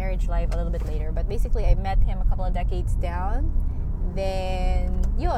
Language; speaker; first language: English; non-native, local second language; Hiligaynon